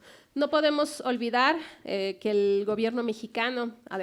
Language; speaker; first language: Spanish; native; Spanish